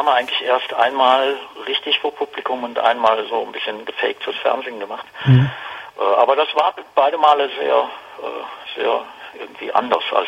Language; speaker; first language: German; native; German